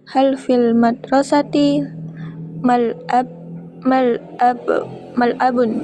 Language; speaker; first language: Arabic; non-native, learner; Indonesian